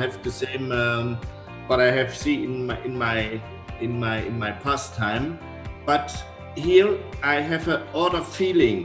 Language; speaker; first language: English; non-native, learner; German